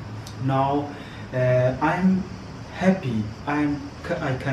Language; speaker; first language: English; non-native, learner; Persian